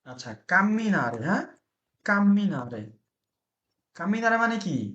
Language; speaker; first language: Italian; non-native, fluent; Bangla